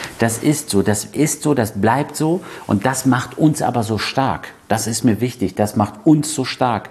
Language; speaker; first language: German; early bilingual, other home language; Persian